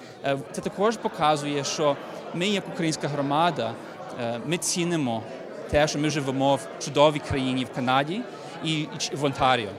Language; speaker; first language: Ukrainian; early bilingual, heritage; Ukrainian